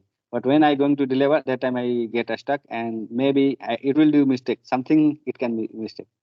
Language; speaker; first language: English; non-native, learner; Hindi